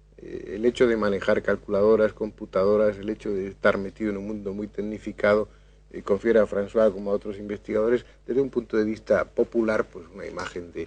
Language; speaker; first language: Spanish; native; Spanish